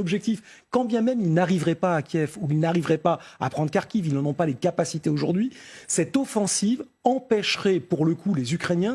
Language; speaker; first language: French; native; French